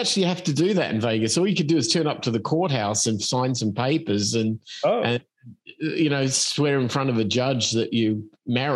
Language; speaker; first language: English; native; English